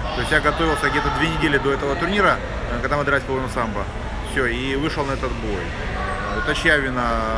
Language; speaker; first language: Russian; native; Russian